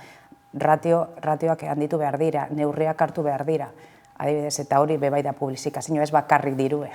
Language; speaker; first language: Basque; native; Basque